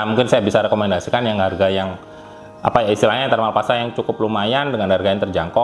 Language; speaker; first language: Indonesian; native; Indonesian